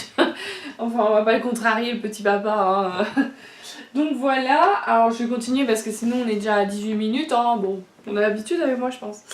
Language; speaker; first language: French; native; French